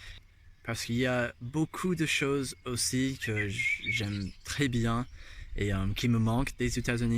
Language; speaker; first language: French; non-native, fluent; English